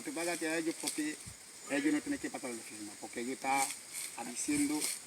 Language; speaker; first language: Spanish; non-native, local second language; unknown